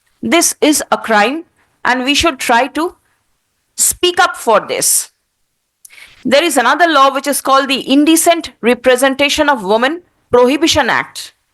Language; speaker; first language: English; non-native, local second language; Bangla